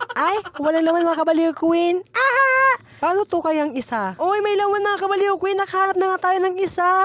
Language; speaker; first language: Filipino; non-native, local second language; Hiligaynon